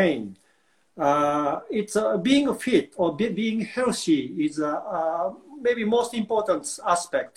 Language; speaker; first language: English; non-native, fluent; Japanese